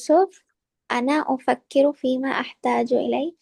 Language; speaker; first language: Arabic; non-native, learner; Urdu